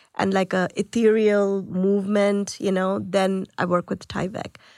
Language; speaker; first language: English; non-native, local second language; Tamil